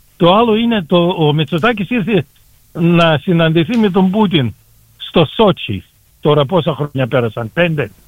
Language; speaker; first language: Greek; early bilingual, heritage; Greek